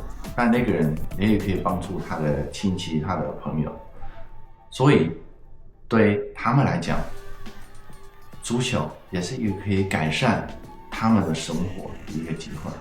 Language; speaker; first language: Chinese; non-native, fluent; Dutch